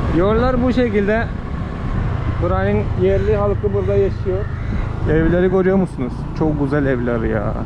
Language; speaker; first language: Turkish; non-native, fluent; Malayalam